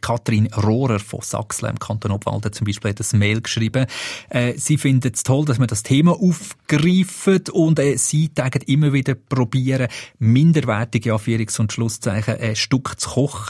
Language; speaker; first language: German; native; German